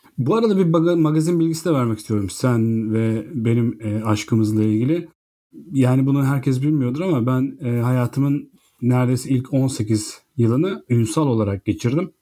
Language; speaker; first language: Turkish; native; Turkish